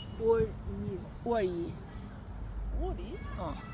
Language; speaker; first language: Korean; native; Korean